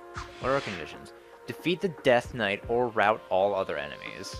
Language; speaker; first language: English; native; English